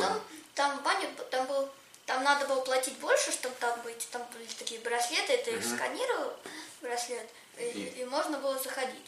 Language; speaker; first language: Russian; early bilingual, heritage; Russian